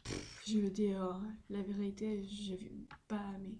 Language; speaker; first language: French; non-native, learner; Spanish